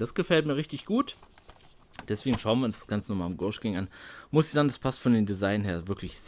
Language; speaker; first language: German; native; German